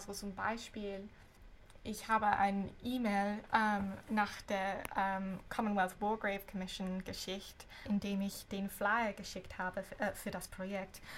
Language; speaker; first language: German; non-native, fluent; English